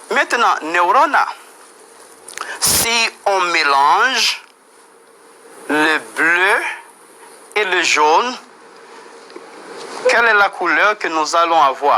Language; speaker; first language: French; non-native, fluent; Spanish